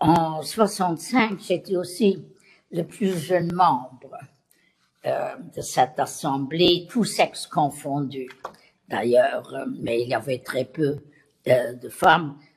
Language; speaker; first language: French; non-native, local second language; Luxembourgish